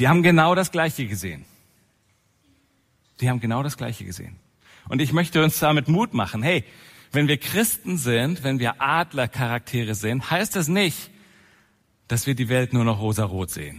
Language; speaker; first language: German; native; German